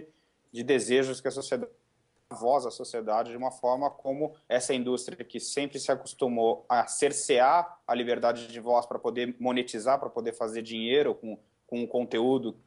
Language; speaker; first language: Portuguese; native; Portuguese